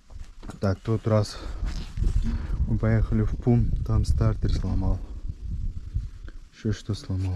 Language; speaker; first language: Russian; non-native, local second language; Kyrgyz